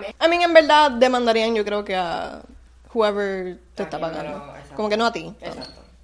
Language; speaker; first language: Spanish; native; Spanish